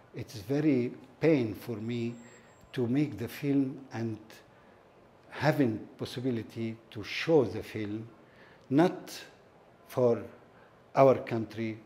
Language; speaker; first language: English; non-native, learner; Arabic